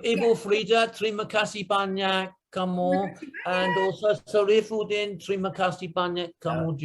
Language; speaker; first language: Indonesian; non-native, learner; English